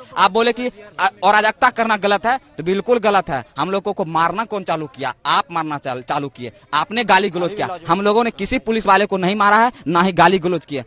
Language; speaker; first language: Hindi; native; Hindi